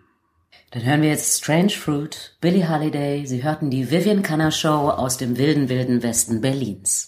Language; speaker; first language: German; native; German